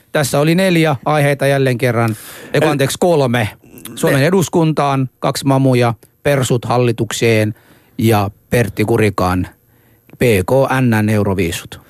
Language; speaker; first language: Finnish; non-native, fluent; Somali